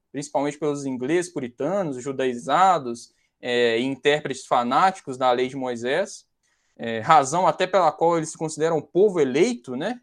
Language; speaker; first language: Portuguese; native; Portuguese